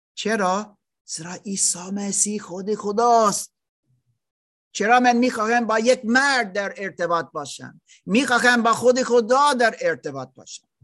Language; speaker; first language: Persian; non-native, learner; German